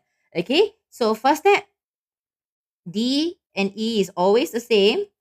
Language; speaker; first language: English; native; English